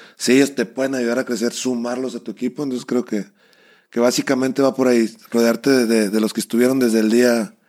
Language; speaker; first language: Spanish; native; Spanish